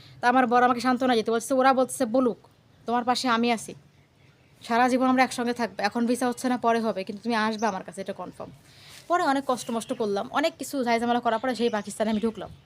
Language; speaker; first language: Bangla; native; Bangla